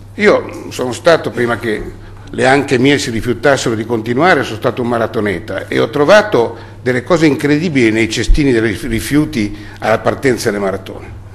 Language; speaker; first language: Italian; native; Italian